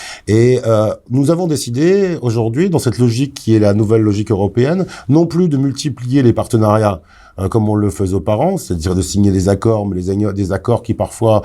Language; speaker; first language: French; native; French